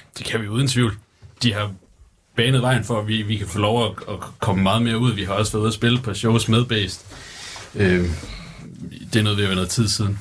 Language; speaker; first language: Danish; native; Danish